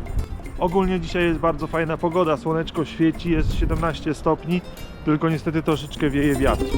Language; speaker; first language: Polish; native; Polish